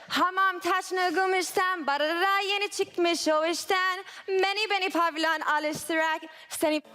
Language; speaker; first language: Turkish; non-native, learner; English